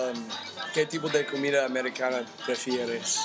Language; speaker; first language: Spanish; non-native, learner; English